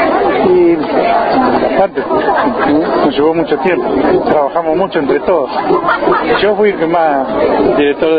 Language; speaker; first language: Spanish; native; Spanish